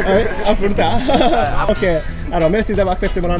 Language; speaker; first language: French; non-native, learner; Japanese